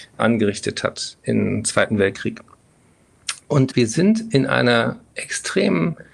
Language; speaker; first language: German; native; German